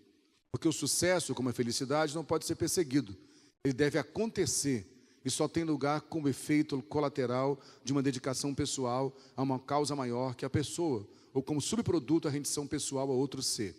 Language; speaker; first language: Portuguese; native; Portuguese